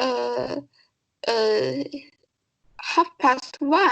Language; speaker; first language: French; non-native, learner; Chinese